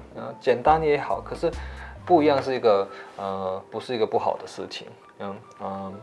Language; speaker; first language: Chinese; non-native, fluent; German